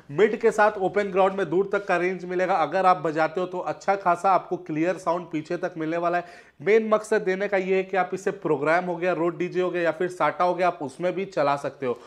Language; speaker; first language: Hindi; native; Hindi